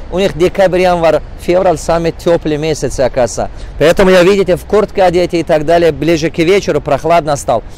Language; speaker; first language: Russian; non-native, local second language; Tajik